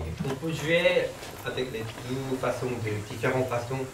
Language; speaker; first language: French; non-native, learner; Korean